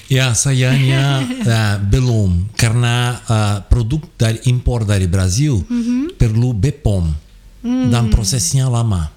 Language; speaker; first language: Indonesian; non-native, fluent; Portuguese